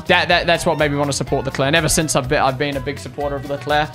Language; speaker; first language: English; native; English